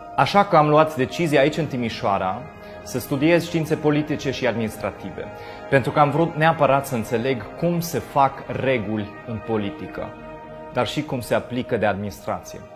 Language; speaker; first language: Romanian; non-native, fluent; German